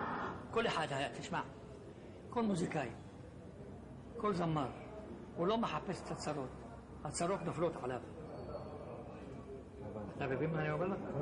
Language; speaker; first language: Hebrew; non-native, fluent; Arabic